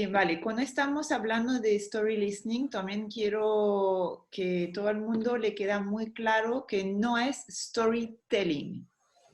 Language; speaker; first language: Spanish; non-native, fluent; French